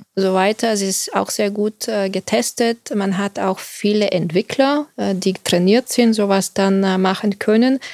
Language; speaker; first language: German; non-native, fluent; Bulgarian